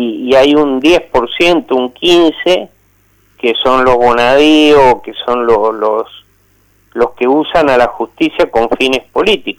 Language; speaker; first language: Spanish; native; Spanish